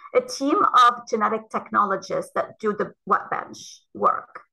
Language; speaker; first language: English; non-native, fluent; Arabic